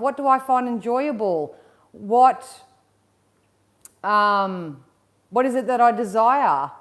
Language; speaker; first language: English; native; English